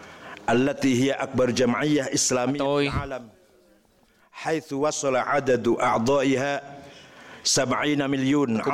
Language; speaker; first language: Arabic; non-native, fluent; Indonesian